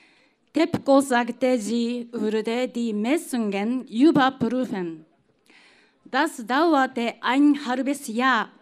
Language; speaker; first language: German; non-native, fluent; Japanese